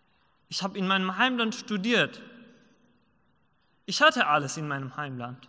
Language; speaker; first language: German; non-native, learner; Persian